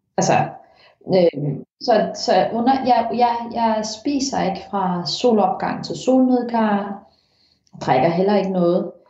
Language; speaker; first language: Danish; early bilingual, heritage; Danish